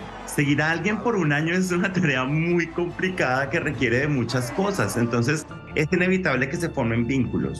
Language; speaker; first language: Spanish; native; Spanish